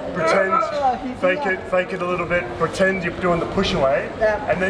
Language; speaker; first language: English; native; English